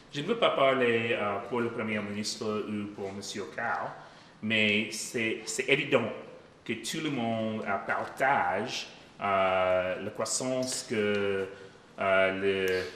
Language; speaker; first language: French; non-native, local second language; English